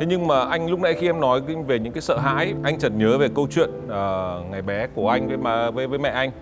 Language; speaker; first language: Vietnamese; native; Vietnamese